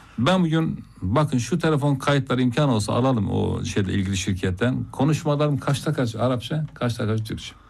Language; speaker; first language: Turkish; non-native, local second language; Zaza